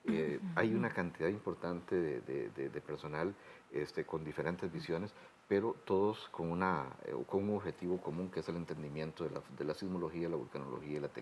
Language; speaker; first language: Spanish; native; Spanish